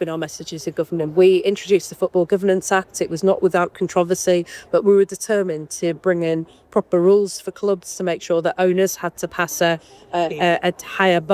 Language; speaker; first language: English; native; English